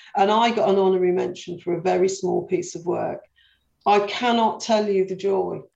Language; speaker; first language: English; native; English